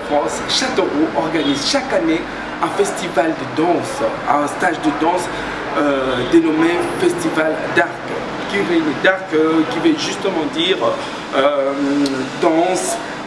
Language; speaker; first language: French; non-native, local second language; Luba-Lulua